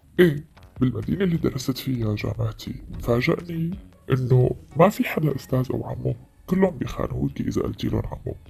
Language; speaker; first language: Arabic; native; Arabic